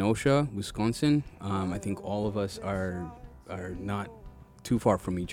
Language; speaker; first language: English; non-native, local second language; Ganda